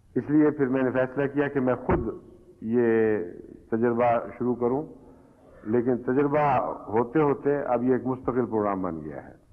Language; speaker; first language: Urdu; native; Urdu